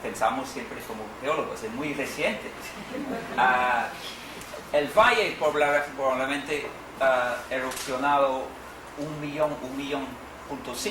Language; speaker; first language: Spanish; non-native, fluent; English